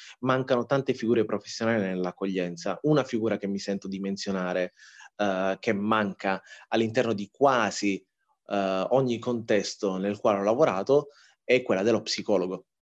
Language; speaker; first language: Italian; early bilingual, other home language; Tigrinya